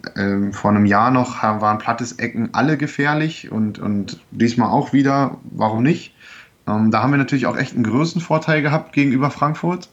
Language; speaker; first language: German; native; German